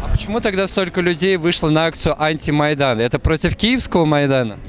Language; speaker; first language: Russian; native; Russian